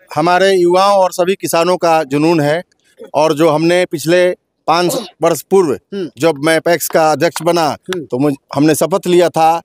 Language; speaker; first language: Hindi; native; Hindi